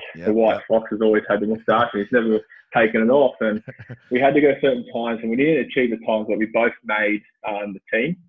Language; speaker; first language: English; native; English